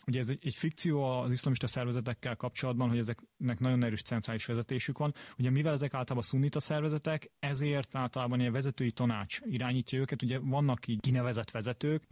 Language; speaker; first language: Hungarian; native; Hungarian